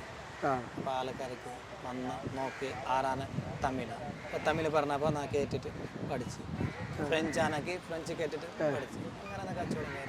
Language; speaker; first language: Malayalam; non-native, local second language; Hindi